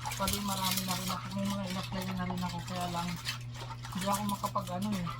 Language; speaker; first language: Filipino; non-native, local second language; Bikol